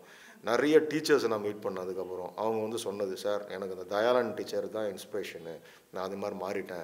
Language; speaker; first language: Tamil; native; Tamil